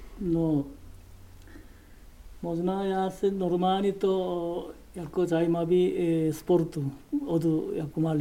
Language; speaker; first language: Czech; non-native, learner; Korean